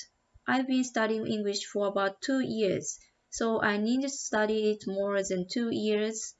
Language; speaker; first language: English; non-native, learner; Japanese